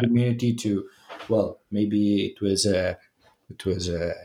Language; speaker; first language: English; non-native, fluent; Italian